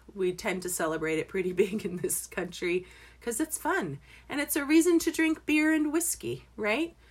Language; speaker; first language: English; native; English